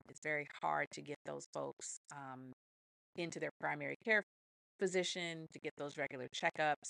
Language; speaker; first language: English; native; English